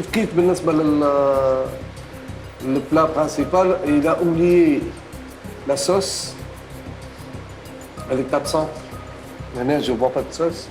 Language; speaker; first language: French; non-native, local second language; Arabic